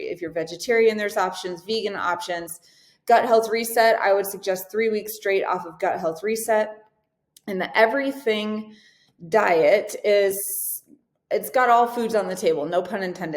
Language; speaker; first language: English; native; English